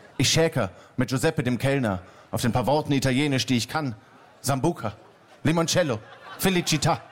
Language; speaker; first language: German; native; German